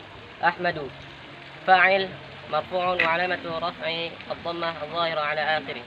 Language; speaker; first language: Arabic; non-native, learner; Indonesian